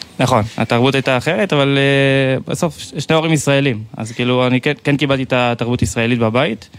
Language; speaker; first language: Hebrew; early bilingual, heritage; Hebrew